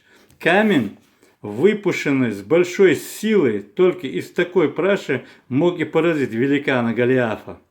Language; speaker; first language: Russian; non-native, local second language; Chechen